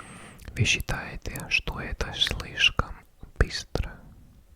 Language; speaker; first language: Russian; non-native, learner; English